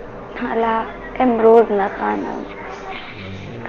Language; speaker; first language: Persian; non-native, learner; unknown